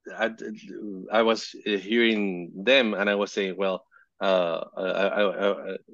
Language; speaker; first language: English; non-native, fluent; Spanish